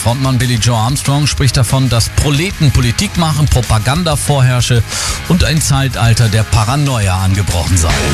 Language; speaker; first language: German; native; German